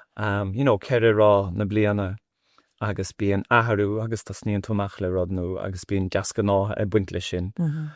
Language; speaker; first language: Irish; non-native, local second language; English